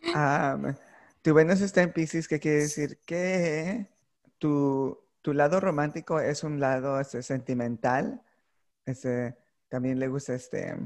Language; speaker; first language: Spanish; early bilingual, heritage; Spanish